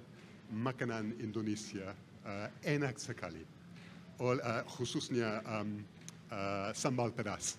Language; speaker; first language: Indonesian; non-native, fluent; English